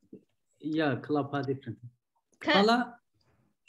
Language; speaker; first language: Indonesian; non-native, learner; Turkish